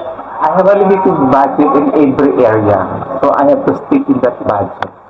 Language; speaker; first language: English; non-native, fluent; Filipino